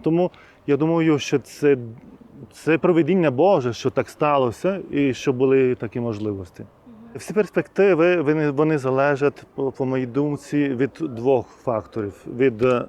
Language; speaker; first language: Ukrainian; non-native, fluent; Lithuanian